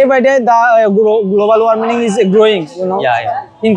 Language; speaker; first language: English; non-native, learner; Bangla